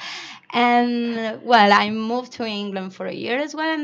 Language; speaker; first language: English; non-native, fluent; Spanish